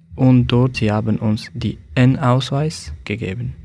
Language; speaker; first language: German; non-native, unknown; Persian